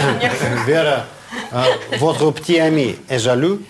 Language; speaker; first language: French; non-native, fluent; Russian